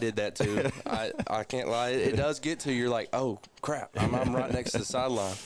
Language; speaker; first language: English; native; English